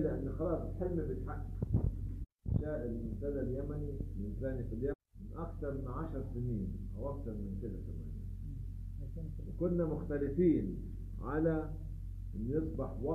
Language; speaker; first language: Arabic; native; Arabic